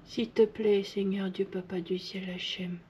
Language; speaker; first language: French; native; French